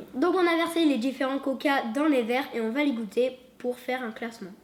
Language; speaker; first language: French; native; French